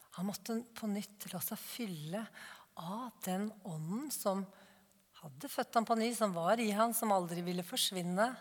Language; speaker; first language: Norwegian; native; Norwegian